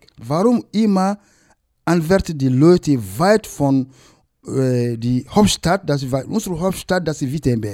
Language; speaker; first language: German; non-native, learner; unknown